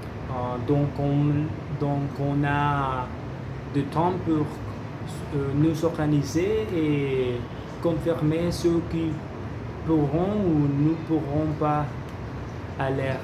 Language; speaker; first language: French; non-native, learner; Spanish